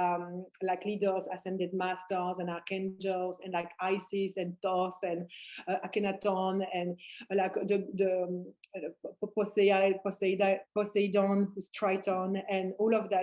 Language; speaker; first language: English; non-native, fluent; French